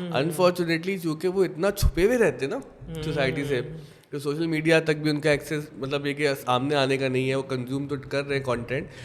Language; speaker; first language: Urdu; native; Urdu